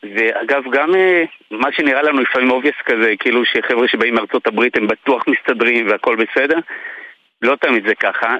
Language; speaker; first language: Hebrew; early bilingual, other home language; French